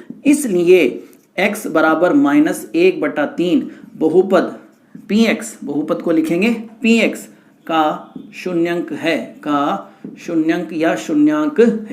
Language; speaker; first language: Hindi; native; Hindi